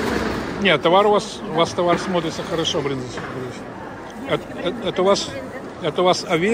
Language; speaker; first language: Russian; native; Russian